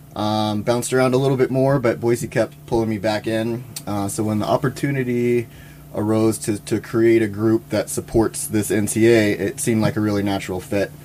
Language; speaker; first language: English; native; English